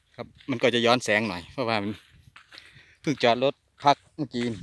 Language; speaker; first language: Thai; non-native, local second language; Northeastern Thai